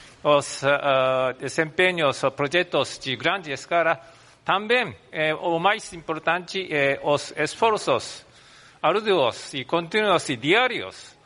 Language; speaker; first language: Portuguese; non-native, fluent; Japanese